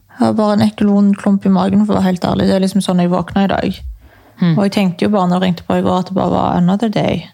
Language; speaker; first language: Norwegian; early bilingual, other home language; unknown